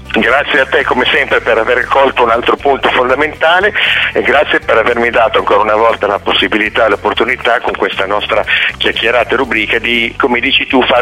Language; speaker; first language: Italian; native; Italian